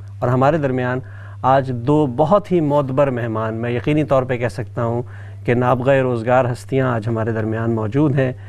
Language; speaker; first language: Urdu; native; Urdu